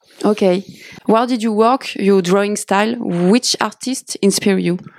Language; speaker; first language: English; non-native, learner; French